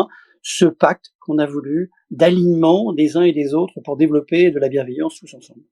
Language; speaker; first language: French; native; French